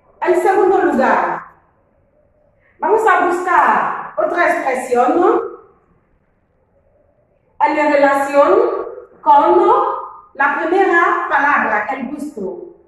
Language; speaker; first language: Spanish; non-native, fluent; French